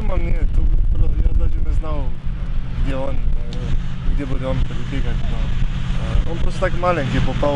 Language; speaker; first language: Russian; non-native, learner; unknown